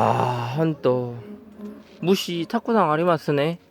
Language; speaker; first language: Japanese; non-native, learner; Korean